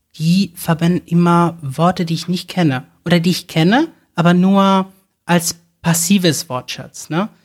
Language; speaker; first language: German; non-native, fluent; Spanish